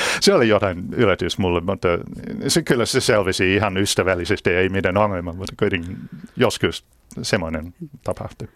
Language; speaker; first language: Finnish; non-native, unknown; English